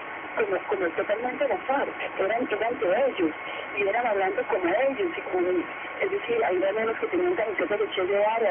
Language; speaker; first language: Spanish; native; Spanish